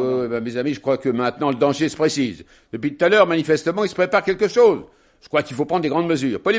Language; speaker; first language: French; native; French